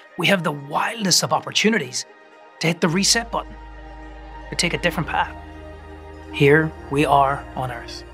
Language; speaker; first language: English; native; English